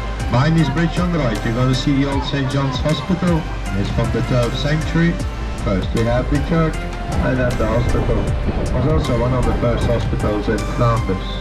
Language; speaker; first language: English; non-native, fluent; Dutch